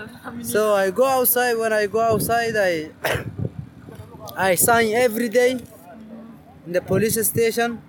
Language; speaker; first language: English; non-native, learner; Arabic